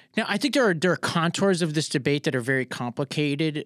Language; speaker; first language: English; native; English